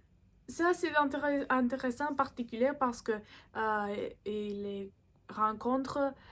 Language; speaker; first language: French; non-native, learner; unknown